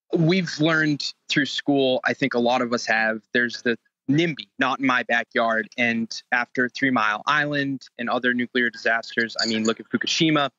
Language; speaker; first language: English; native; English